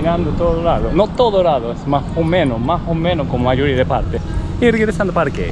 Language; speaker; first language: Spanish; non-native, learner; Japanese